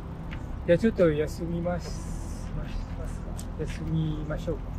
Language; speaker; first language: Japanese; non-native, learner; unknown